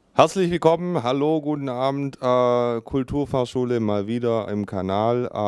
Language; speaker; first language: German; native; German